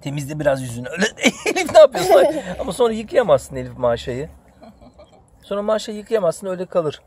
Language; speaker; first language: Turkish; native; Turkish